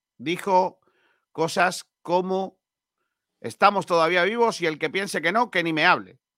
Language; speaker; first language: Spanish; native; Spanish